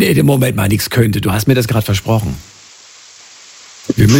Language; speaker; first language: German; native; German